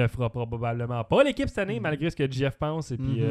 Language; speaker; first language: French; native; French